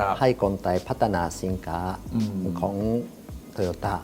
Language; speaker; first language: Thai; non-native, learner; Japanese